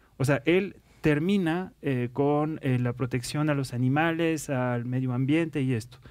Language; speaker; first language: Spanish; non-native, fluent; French